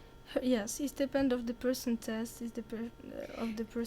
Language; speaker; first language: English; non-native, learner; Arabic